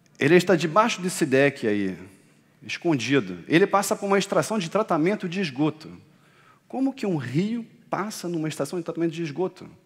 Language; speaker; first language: Portuguese; non-native, fluent; French